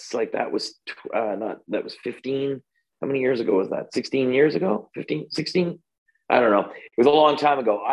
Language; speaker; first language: English; native; English